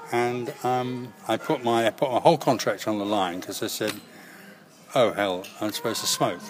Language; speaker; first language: English; native; English